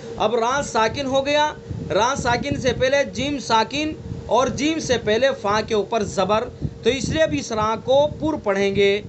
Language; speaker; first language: Urdu; native; Urdu